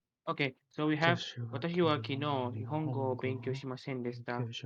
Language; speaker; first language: Japanese; non-native, learner; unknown